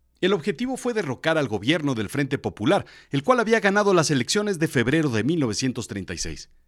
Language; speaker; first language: Spanish; native; Spanish